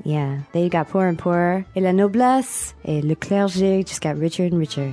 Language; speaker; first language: English; native; English